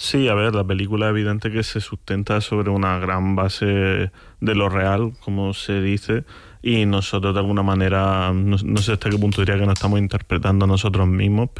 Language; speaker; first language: Spanish; native; Spanish